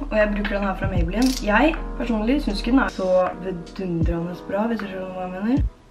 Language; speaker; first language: Norwegian; native; Norwegian